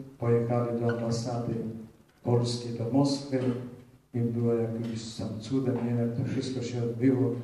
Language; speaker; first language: Polish; early bilingual, heritage; Polish